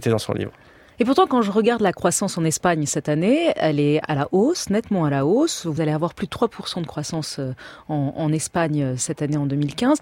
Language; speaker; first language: French; native; French